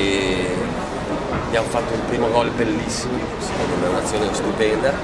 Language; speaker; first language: Italian; native; Italian